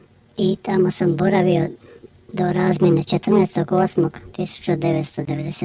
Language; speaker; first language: Croatian; native; Croatian